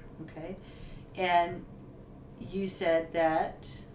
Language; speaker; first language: English; native; English